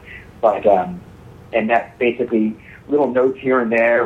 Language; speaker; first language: English; native; English